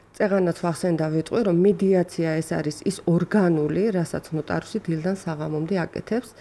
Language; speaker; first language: Georgian; native; Georgian